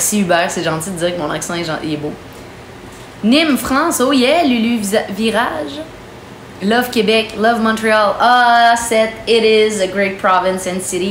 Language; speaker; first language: French; native; French